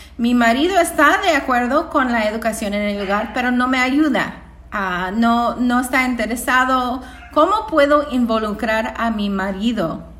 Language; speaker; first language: Spanish; non-native, fluent; English